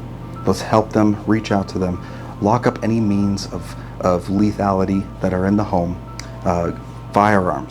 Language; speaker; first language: English; native; English